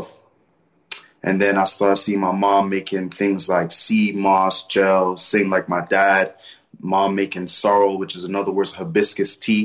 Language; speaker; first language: English; native; English